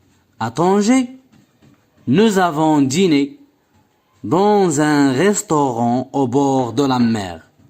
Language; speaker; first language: French; non-native, local second language; Arabic